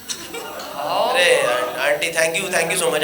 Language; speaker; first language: Hindi; native; Hindi